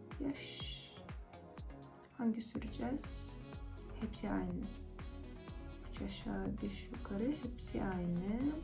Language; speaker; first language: Turkish; non-native, fluent; Russian